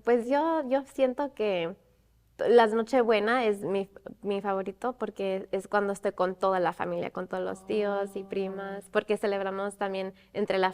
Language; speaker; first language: Spanish; early bilingual, other home language; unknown